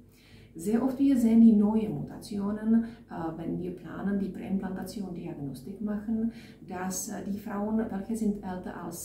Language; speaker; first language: German; non-native, fluent; Czech